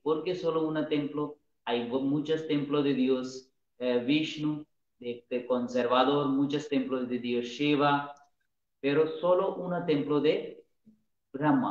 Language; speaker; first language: Spanish; non-native, learner; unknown